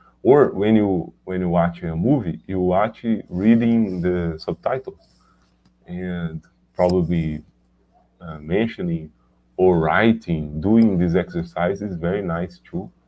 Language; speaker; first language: English; non-native, learner; Portuguese